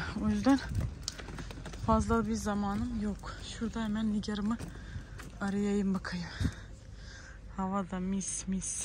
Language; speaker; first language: Turkish; early bilingual, heritage; Turkish